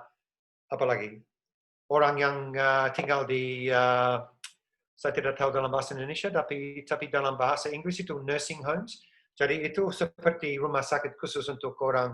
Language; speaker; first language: Indonesian; non-native, fluent; English